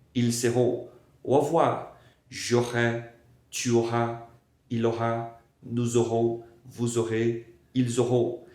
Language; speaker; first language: French; non-native, fluent; Portuguese